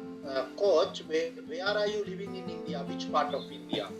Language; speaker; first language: English; non-native, learner; Sinhala